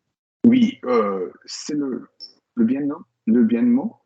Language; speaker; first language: French; non-native, learner; English